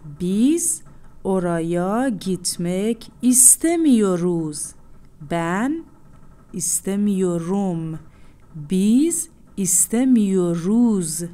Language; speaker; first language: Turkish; non-native, fluent; Persian